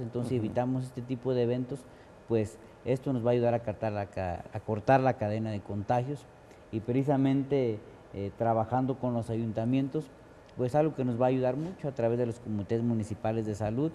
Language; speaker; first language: Spanish; native; Spanish